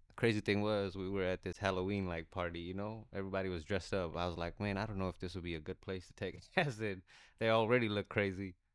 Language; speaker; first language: English; early bilingual, other home language; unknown